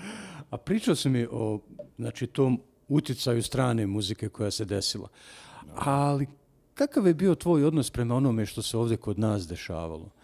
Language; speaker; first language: Serbian; native; Serbian